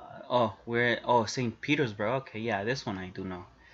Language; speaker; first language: English; early bilingual, other home language; Spanish